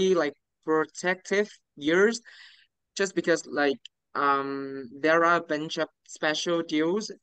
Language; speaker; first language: English; non-native, learner; Vietnamese